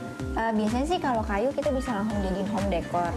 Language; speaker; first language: Indonesian; native; Indonesian